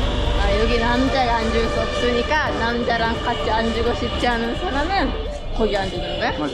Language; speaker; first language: Korean; non-native, fluent; Japanese